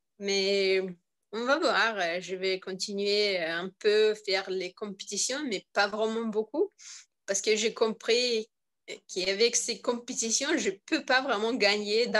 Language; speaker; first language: French; non-native, learner; Russian